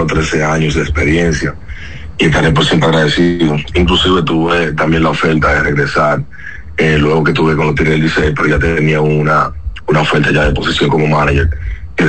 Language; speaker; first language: Spanish; native; Spanish